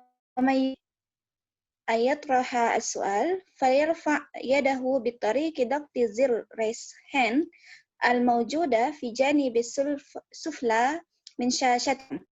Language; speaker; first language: Arabic; non-native, fluent; Indonesian